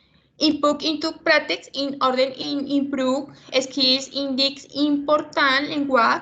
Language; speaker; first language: English; non-native, learner; Spanish